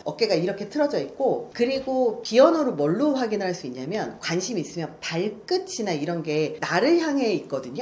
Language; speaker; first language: Korean; native; Korean